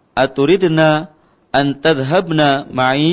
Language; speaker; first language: Arabic; non-native, learner; Indonesian